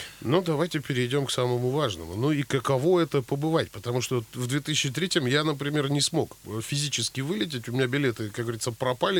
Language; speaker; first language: Russian; native; Russian